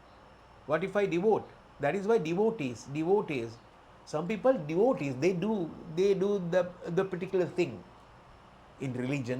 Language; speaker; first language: English; non-native, local second language; Sinhala